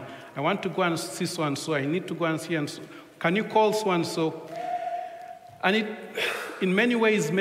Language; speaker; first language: English; non-native, local second language; Ganda